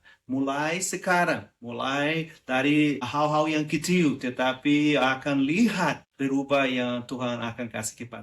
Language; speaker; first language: Indonesian; non-native, learner; Portuguese